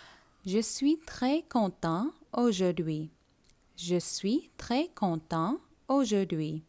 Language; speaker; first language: French; non-native, fluent; Tamil